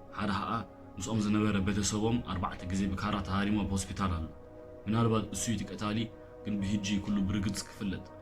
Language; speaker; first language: Tigrinya; early bilingual, heritage; Tigrinya